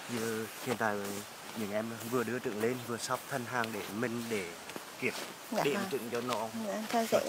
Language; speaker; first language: Vietnamese; native; Vietnamese